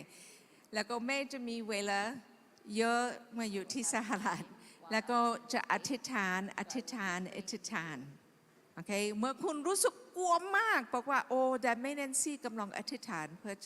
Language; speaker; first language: Thai; non-native, fluent; English